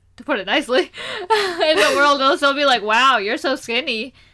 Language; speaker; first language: English; early bilingual, other home language; Hindi